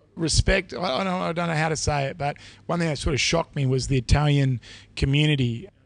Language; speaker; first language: English; native; English